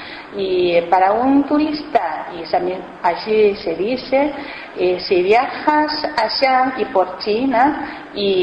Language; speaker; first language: Spanish; non-native, learner; Chinese